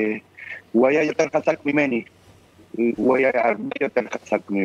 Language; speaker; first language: Hebrew; non-native, fluent; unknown